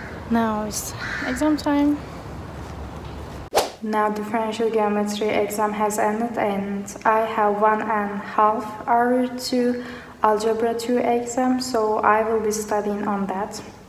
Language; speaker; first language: English; non-native, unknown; Turkish